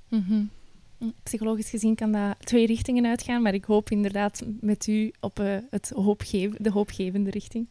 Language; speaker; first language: Dutch; native; Dutch